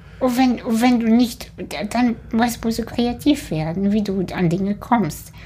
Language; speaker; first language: German; early bilingual, other home language; Russian